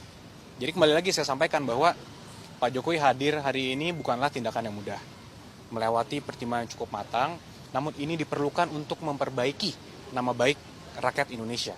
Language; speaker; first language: Indonesian; native; Indonesian